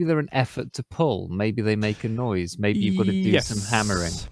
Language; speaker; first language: English; native; English